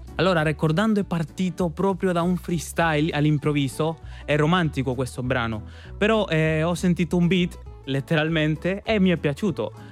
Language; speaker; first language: Italian; non-native, fluent; Spanish